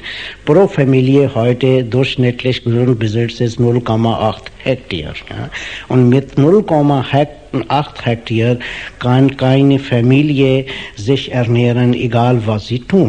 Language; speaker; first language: German; non-native, fluent; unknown